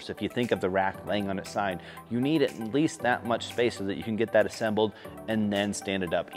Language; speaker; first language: English; native; English